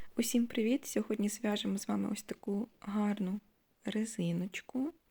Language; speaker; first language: Ukrainian; native; Ukrainian